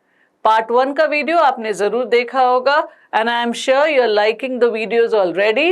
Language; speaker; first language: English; non-native, local second language; Hindi